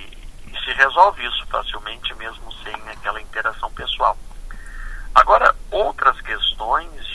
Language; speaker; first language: Portuguese; native; Portuguese